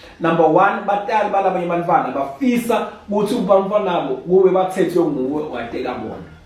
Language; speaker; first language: Zulu; non-native, local second language; Swati